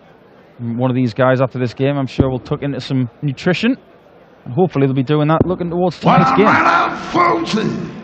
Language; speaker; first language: English; native; English